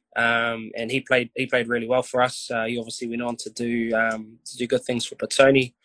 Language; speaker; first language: English; native; English